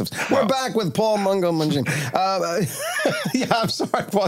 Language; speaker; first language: English; native; English